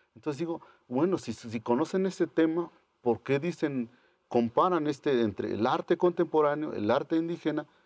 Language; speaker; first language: Spanish; non-native, local second language; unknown